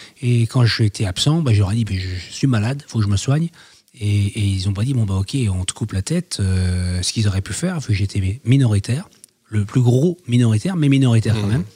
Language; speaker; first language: French; native; French